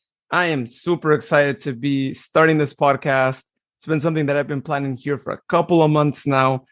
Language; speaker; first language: English; native; English